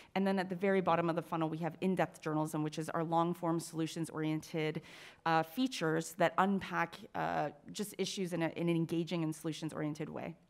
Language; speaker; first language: English; native; English